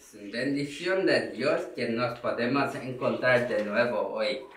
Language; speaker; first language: Spanish; non-native, learner; Korean